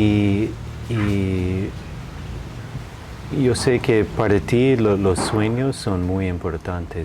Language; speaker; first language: Spanish; non-native, fluent; English